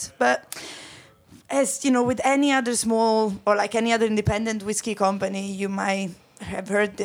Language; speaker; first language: English; non-native, fluent; Italian